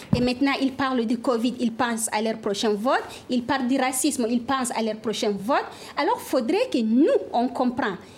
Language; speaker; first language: French; non-native, local second language; Fula